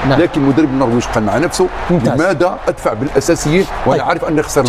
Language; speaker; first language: Arabic; native; Arabic